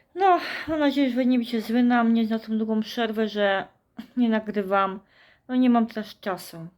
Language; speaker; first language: Polish; native; Polish